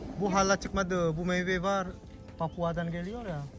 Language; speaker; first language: Turkish; non-native, learner; Indonesian